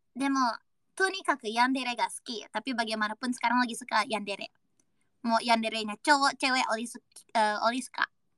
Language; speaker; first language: Japanese; non-native, learner; Indonesian